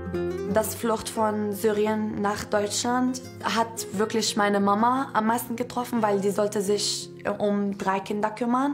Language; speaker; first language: German; non-native, fluent; Arabic